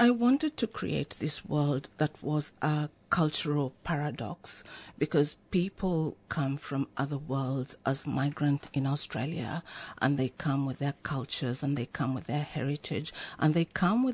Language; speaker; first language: English; non-native, local second language; Swahili